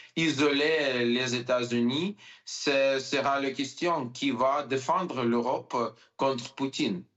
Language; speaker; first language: French; non-native, learner; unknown